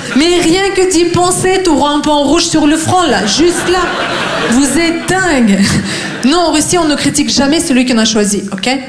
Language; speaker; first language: French; non-native, fluent; Russian